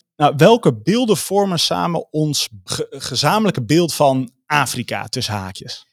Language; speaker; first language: Dutch; native; Dutch